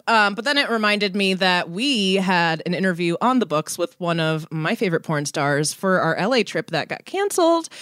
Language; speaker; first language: English; native; English